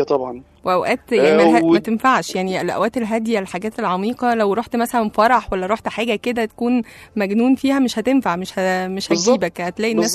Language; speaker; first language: Arabic; native; Arabic